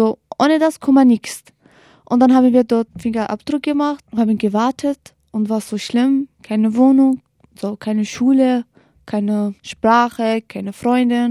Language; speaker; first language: German; non-native, learner; Kurdish